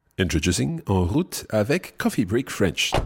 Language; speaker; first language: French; non-native, fluent; English